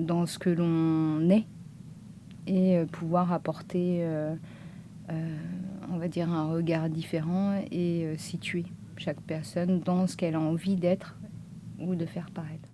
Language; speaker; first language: French; native; French